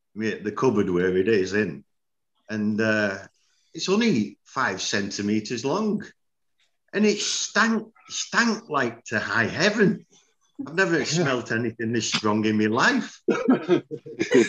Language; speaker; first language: English; native; English